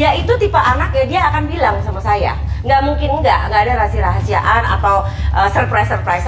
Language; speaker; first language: Indonesian; native; Indonesian